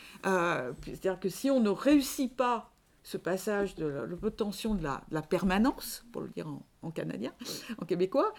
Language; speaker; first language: French; native; French